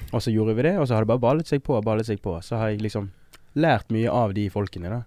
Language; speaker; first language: Norwegian; early bilingual, other home language; Wolof